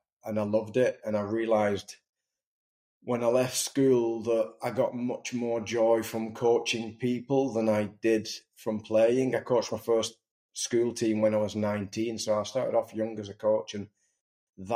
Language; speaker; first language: English; native; English